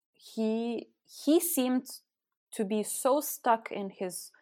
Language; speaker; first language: English; non-native, fluent; Lithuanian